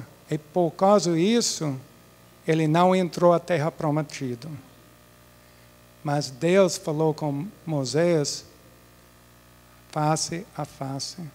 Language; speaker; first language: Portuguese; non-native, fluent; English